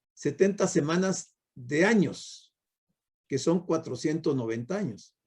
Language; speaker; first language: Spanish; native; Spanish